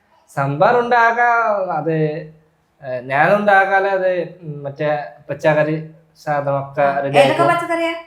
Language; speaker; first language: Malayalam; non-native, local second language; Bangla